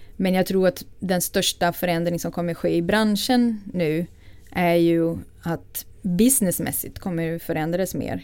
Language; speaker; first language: Swedish; non-native, fluent; Portuguese